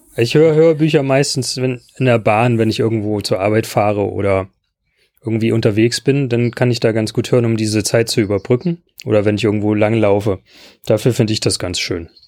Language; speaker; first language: German; native; German